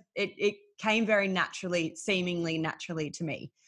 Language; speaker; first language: English; native; English